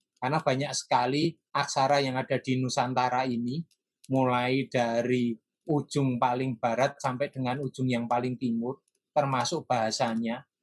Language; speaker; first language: Indonesian; non-native, local second language; Javanese